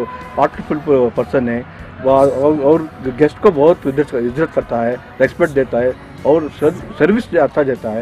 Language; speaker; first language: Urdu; non-native, local second language; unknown